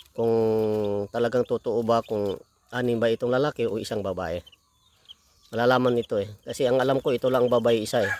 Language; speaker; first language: Filipino; native; Filipino